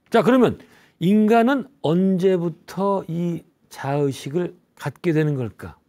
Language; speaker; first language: Korean; native; Korean